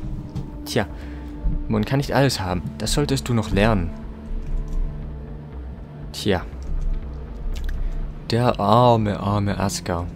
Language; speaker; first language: German; native; German